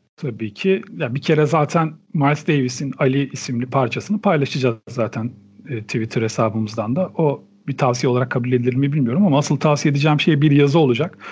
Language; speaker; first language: Turkish; native; Turkish